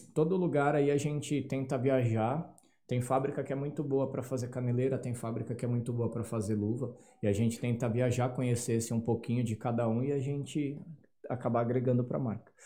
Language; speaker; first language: Portuguese; native; Portuguese